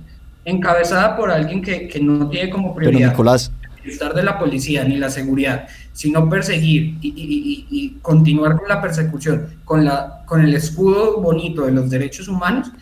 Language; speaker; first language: Spanish; native; Spanish